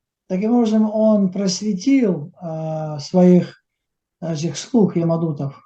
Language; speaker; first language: Russian; native; Russian